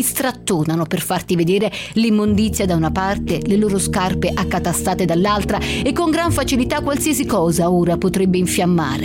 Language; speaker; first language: Italian; native; Italian